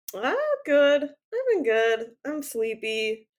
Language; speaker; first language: English; native; English